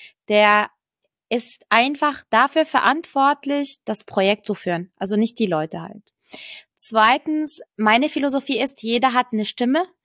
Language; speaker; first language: German; non-native, fluent; Arabic